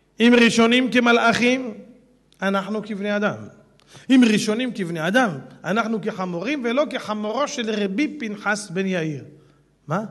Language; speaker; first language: Hebrew; native; Hebrew